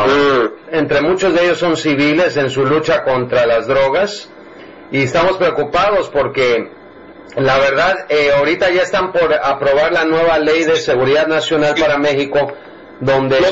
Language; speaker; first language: Spanish; native; Spanish